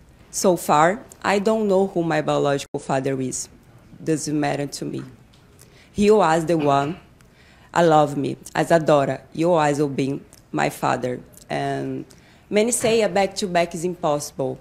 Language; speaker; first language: English; non-native, learner; Portuguese